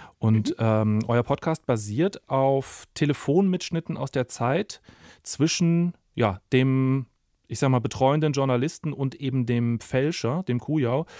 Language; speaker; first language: German; native; German